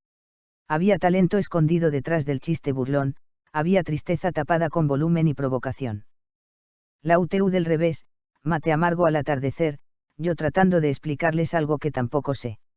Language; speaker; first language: Spanish; native; Spanish